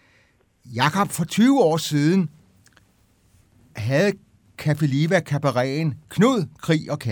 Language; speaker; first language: Danish; native; Danish